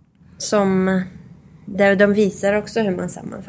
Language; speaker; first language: Swedish; non-native, fluent; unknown